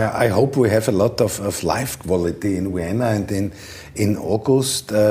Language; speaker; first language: English; non-native, learner; German